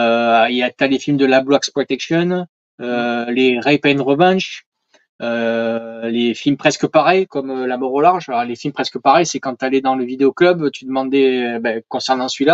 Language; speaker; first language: French; native; French